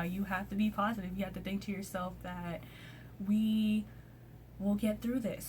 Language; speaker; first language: English; native; English